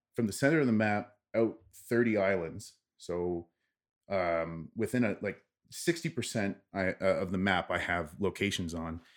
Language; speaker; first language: English; native; English